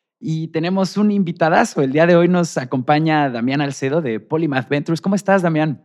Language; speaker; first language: Spanish; native; Spanish